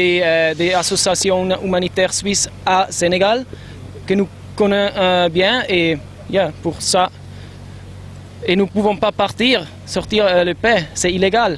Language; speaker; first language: French; non-native, learner; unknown